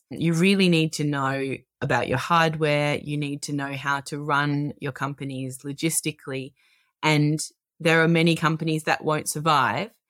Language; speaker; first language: English; native; English